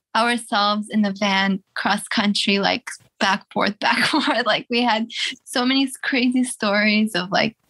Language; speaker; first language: English; early bilingual, other home language; Russian